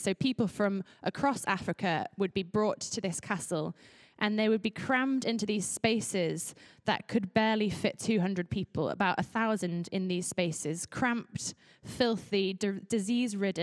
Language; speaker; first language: English; native; English